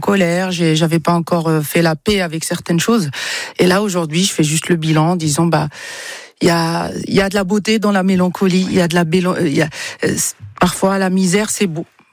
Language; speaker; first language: French; non-native, local second language; Arabic